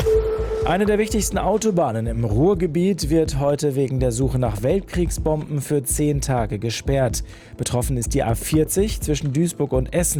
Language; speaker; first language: German; native; German